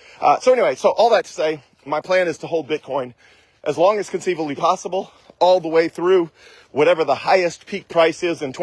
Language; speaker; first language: English; native; English